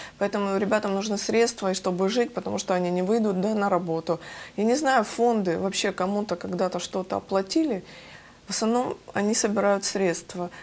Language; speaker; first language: Russian; native; Russian